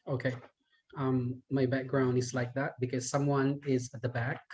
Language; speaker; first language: English; non-native, fluent; Thai